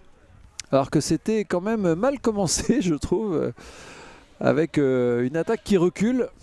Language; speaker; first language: French; native; French